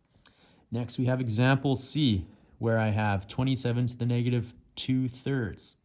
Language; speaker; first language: English; native; English